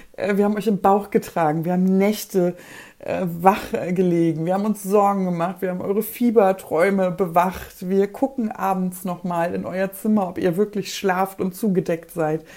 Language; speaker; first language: German; early bilingual, other home language; Polish